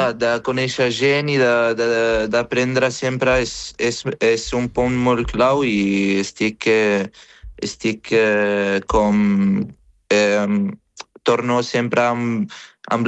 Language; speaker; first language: Catalan; non-native, fluent; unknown